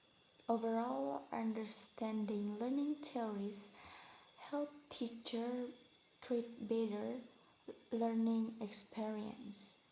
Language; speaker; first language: English; non-native, learner; Indonesian